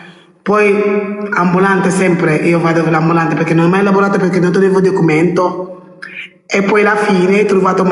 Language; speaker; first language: Italian; non-native, learner; Wolof